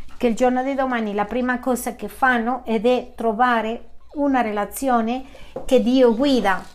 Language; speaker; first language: Italian; non-native, fluent; Spanish